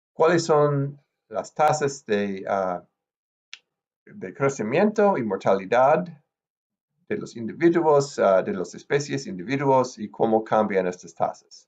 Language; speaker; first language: Spanish; non-native, fluent; English